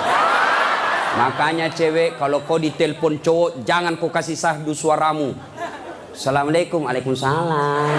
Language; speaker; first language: Indonesian; native; Indonesian